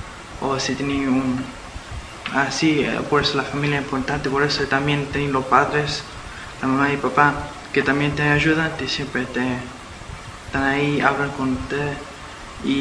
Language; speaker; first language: Spanish; early bilingual, heritage; Spanish